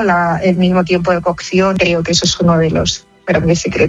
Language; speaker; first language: Spanish; native; Spanish